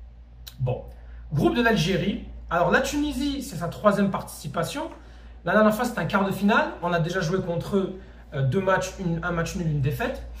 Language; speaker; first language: French; native; French